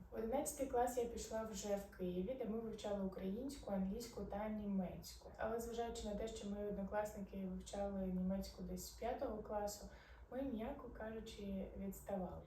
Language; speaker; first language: Ukrainian; non-native, local second language; Arabic